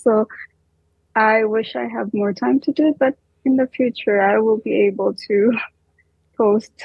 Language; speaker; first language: English; non-native, local second language; Filipino